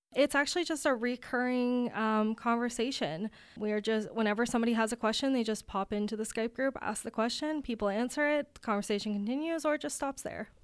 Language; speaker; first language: English; native; English